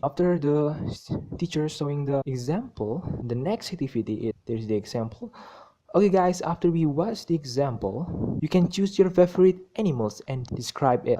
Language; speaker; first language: English; non-native, learner; Indonesian